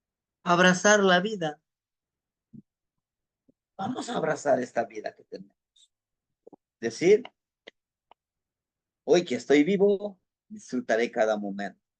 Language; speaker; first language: Spanish; native; Spanish